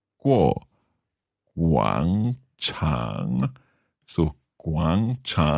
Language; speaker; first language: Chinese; non-native, learner; English